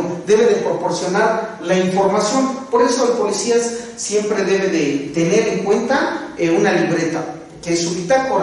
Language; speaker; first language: Spanish; native; Spanish